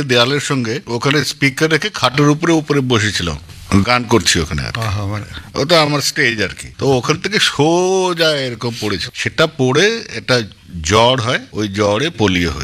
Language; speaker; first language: Bangla; non-native, local second language; Punjabi